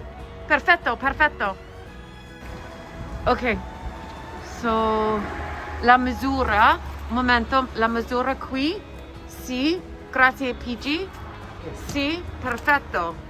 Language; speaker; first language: Italian; non-native, learner; English